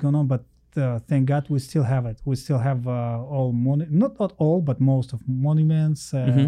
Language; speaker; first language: English; non-native, learner; Russian